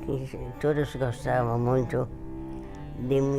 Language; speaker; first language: Portuguese; non-native, learner; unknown